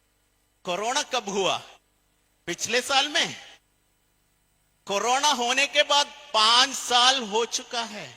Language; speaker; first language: Hindi; non-native, fluent; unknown